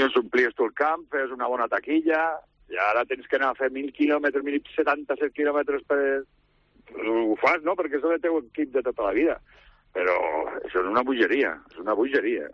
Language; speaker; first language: Catalan; native; Catalan